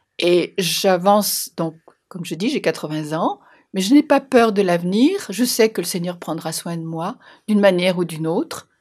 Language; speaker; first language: French; native; French